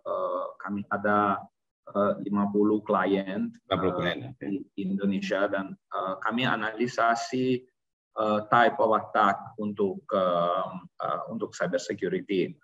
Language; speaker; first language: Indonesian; non-native, learner; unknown